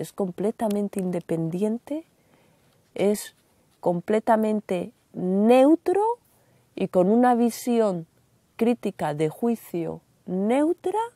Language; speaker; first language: Spanish; native; Spanish